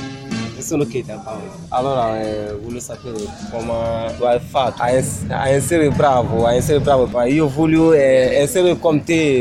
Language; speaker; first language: Italian; non-native, learner; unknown